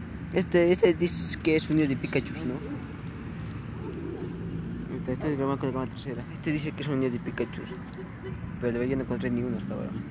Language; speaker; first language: Spanish; native; Spanish